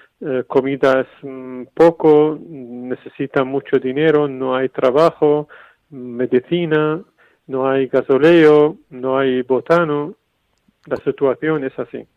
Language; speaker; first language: Spanish; non-native, fluent; Arabic